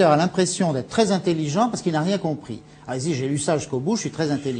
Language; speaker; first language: French; native; French